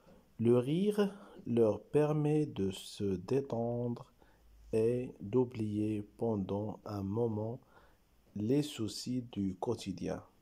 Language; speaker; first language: French; non-native, local second language; Arabic